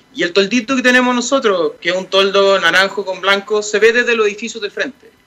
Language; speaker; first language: Spanish; native; Spanish